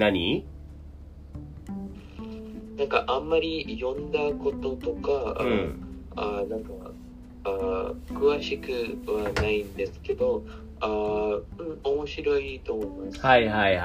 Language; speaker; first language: Japanese; non-native, learner; Hindi